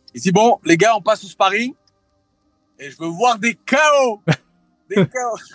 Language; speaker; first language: French; early bilingual, other home language; Thai